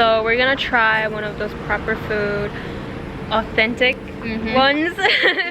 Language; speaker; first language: English; non-native, fluent; Mongolian